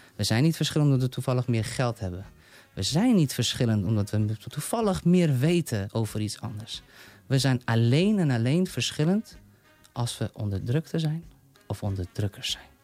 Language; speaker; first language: Dutch; non-native, fluent; Persian